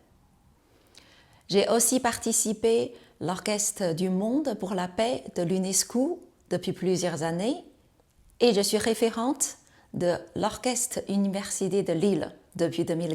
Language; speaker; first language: French; non-native, fluent; Chinese